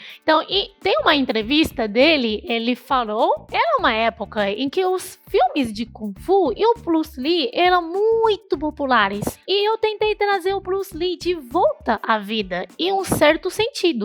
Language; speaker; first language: Portuguese; non-native, fluent; Chinese